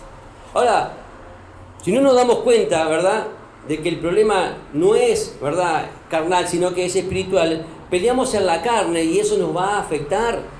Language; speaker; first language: Spanish; native; Spanish